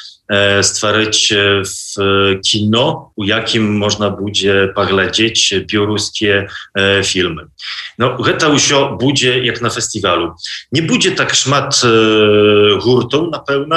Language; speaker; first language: Belarusian; non-native, local second language; Polish